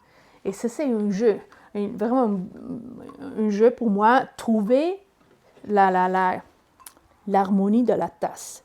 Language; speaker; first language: French; non-native, learner; Italian